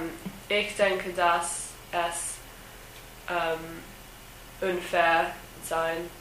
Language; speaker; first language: German; non-native, learner; English